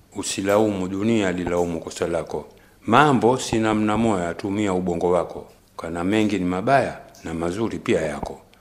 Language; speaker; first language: Swahili; native; Swahili